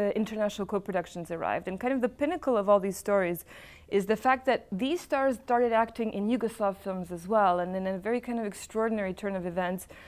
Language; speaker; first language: English; non-native, fluent; Serbian